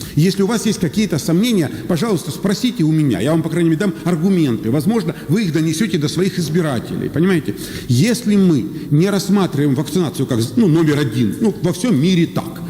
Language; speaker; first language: Russian; native; Russian